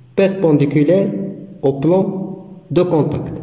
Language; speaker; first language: French; non-native, local second language; Arabic